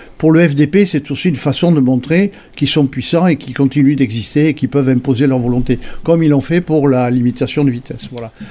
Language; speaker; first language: French; native; French